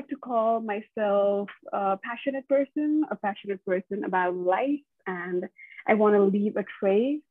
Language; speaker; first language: English; non-native, local second language; Nepali